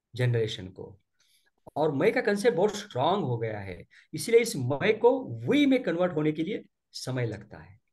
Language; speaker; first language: Hindi; non-native, local second language; Marathi